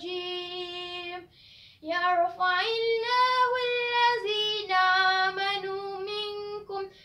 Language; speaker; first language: Arabic; non-native, learner; Malay